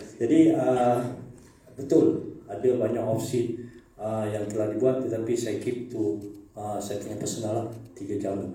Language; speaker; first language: Malay; native; Malay